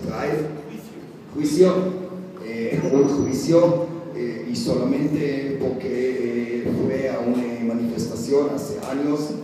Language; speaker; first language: Spanish; non-native, learner; Hebrew